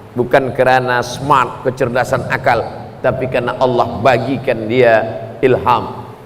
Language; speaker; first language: Malay; native; Malay